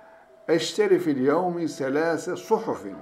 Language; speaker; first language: Arabic; non-native, fluent; Turkish